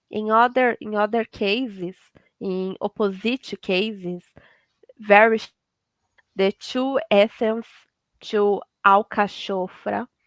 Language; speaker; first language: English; non-native, learner; Portuguese